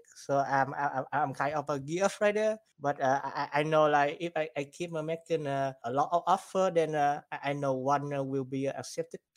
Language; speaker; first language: English; non-native, learner; Vietnamese